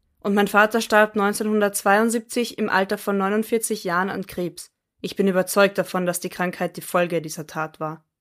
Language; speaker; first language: German; native; German